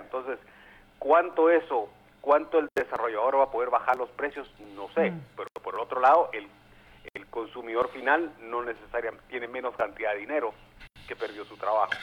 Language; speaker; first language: Spanish; native; Spanish